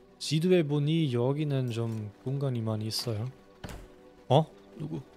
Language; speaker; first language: Korean; non-native, fluent; German